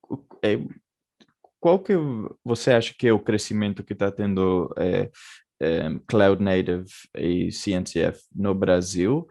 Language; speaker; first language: Portuguese; non-native, fluent; Spanish